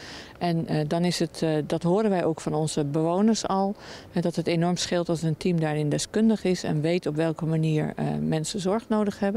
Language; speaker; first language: Dutch; native; Dutch